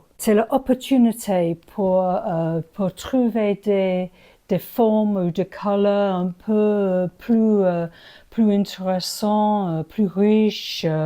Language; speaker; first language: French; non-native, learner; English